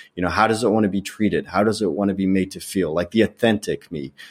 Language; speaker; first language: English; non-native, fluent; Dutch